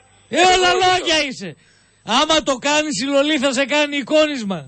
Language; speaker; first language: Greek; native; Greek